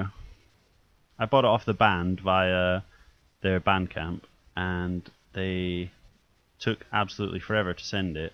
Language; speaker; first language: English; native; English